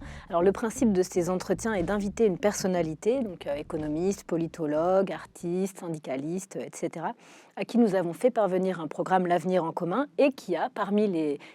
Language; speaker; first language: French; native; French